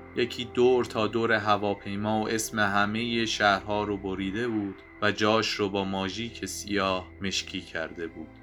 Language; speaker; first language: Persian; native; Persian